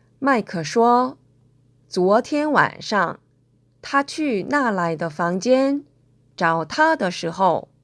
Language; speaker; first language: Chinese; non-native, fluent; Korean